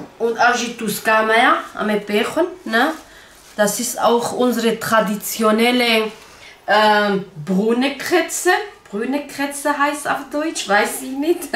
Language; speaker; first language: German; non-native, local second language; Kurdish